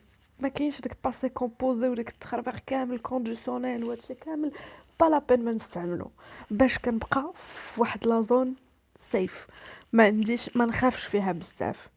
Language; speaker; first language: Arabic; native; Arabic